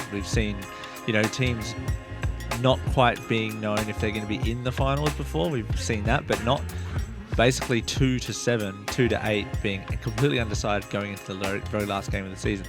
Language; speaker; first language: English; native; English